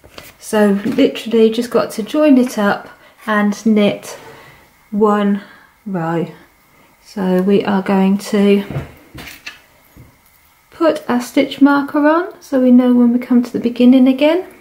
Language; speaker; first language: English; native; English